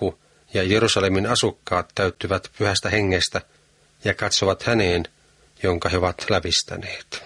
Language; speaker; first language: Finnish; native; Finnish